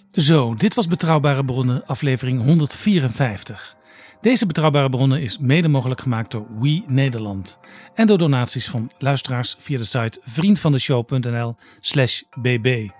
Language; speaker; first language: Dutch; native; Dutch